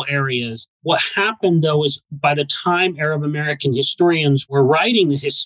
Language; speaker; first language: English; native; English